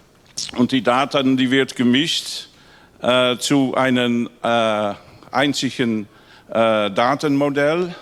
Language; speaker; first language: German; non-native, learner; Dutch